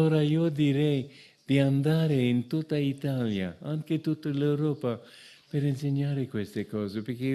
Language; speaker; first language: Italian; non-native, fluent; English